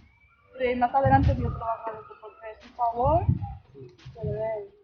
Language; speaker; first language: Spanish; non-native, learner; Haitian Creole